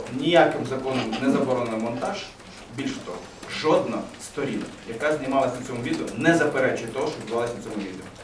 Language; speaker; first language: Ukrainian; early bilingual, other home language; Persian